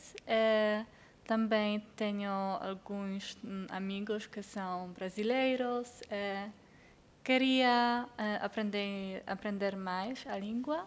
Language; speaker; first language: Portuguese; non-native, learner; Polish